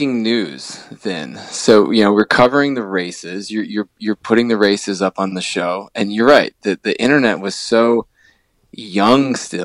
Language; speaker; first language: English; native; English